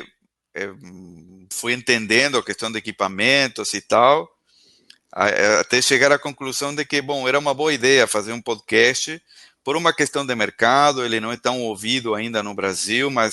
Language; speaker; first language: Portuguese; non-native, fluent; Spanish